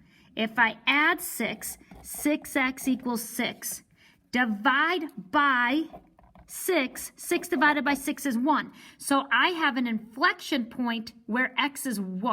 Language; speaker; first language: English; native; English